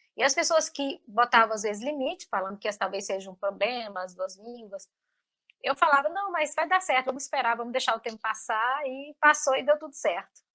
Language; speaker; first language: Portuguese; native; Portuguese